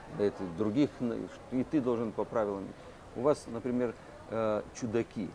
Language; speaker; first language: Russian; non-native, local second language; Lithuanian